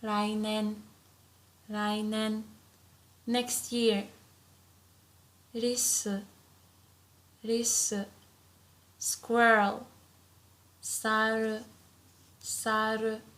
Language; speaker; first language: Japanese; non-native, fluent; English